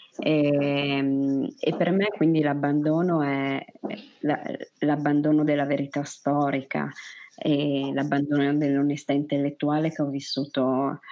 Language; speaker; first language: Italian; native; Italian